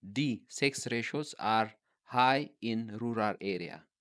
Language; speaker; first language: English; non-native, local second language; Amharic